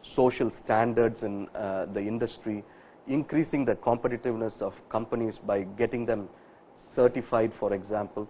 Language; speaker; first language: English; non-native, local second language; Tamil